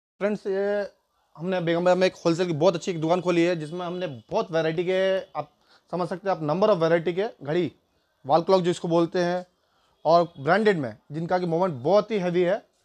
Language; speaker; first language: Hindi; native; Hindi